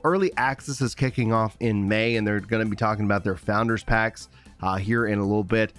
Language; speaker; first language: English; native; English